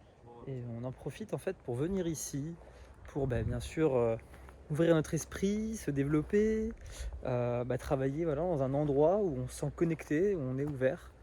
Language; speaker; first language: French; native; French